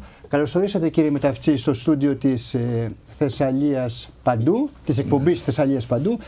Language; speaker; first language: Greek; native; Greek